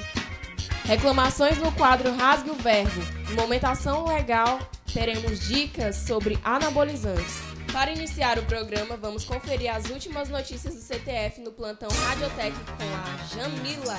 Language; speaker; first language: Portuguese; native; Portuguese